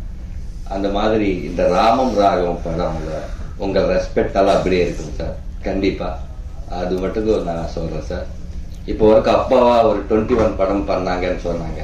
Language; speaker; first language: Tamil; non-native, learner; Telugu